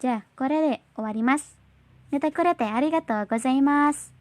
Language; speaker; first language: Japanese; non-native, learner; Indonesian